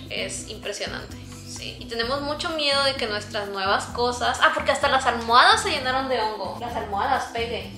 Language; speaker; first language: Spanish; native; Spanish